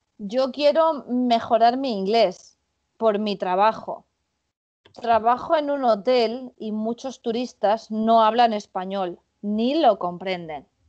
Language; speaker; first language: Spanish; native; Spanish